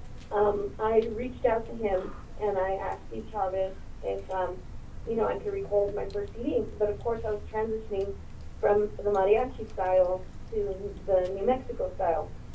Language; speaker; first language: English; early bilingual, other home language; Spanish